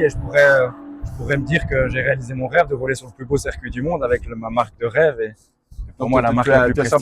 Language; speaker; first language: French; native; French